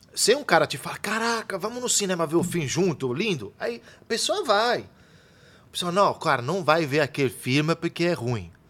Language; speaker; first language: Portuguese; non-native, fluent; Italian